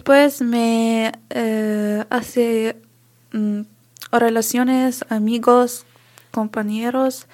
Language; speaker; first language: Spanish; non-native, learner; Arabic